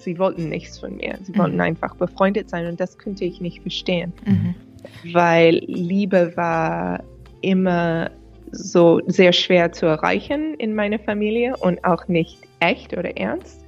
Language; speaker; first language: German; non-native, fluent; English